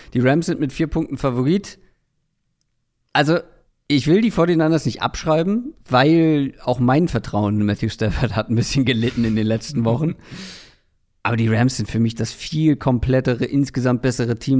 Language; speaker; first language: German; native; German